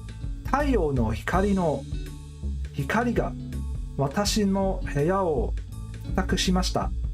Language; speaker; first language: Japanese; non-native, learner; English